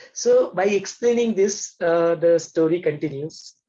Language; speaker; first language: English; non-native, local second language; Hindi